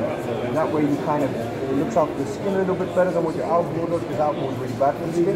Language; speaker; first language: English; native; English